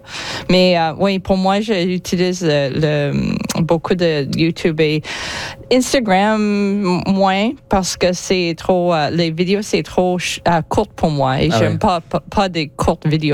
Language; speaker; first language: French; non-native, learner; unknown